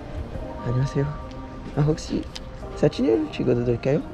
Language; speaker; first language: Korean; non-native, learner; French